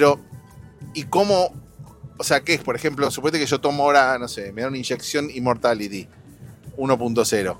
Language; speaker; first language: Spanish; native; Spanish